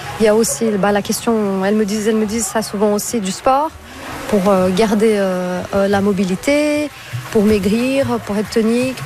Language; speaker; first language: French; non-native, fluent; Portuguese